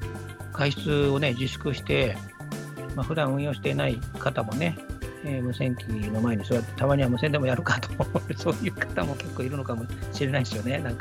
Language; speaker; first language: Japanese; native; Japanese